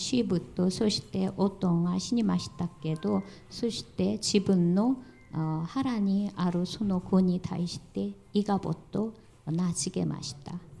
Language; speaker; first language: Japanese; non-native, fluent; Korean